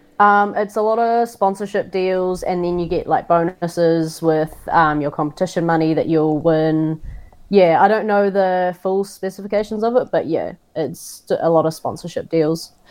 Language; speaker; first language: English; native; English